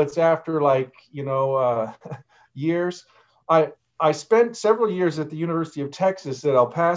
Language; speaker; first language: English; native; English